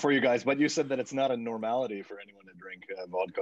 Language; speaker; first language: English; native; English